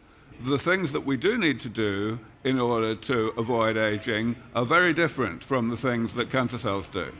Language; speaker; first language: English; native; English